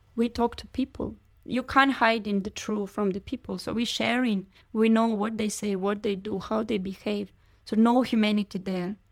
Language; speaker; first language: English; non-native, fluent; Ukrainian